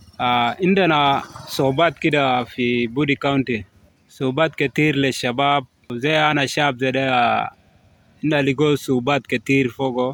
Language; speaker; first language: Arabic; non-native, local second language; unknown